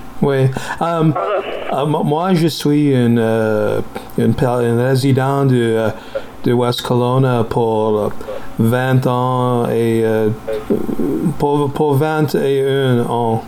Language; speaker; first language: French; non-native, learner; English